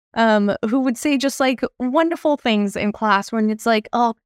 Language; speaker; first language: English; non-native, local second language; Hindi